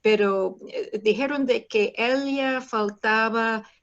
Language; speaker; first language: Spanish; non-native, fluent; English